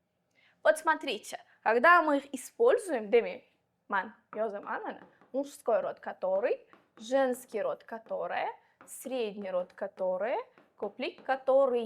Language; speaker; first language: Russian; non-native, local second language; Uzbek